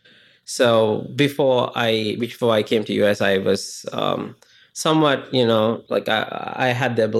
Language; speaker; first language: English; non-native, local second language; Sinhala